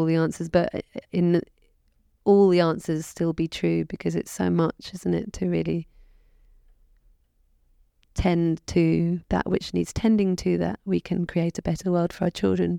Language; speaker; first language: English; native; English